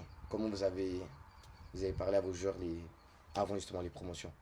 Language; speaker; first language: French; native; French